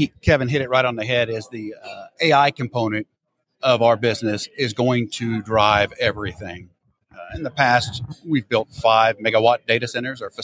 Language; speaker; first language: English; native; English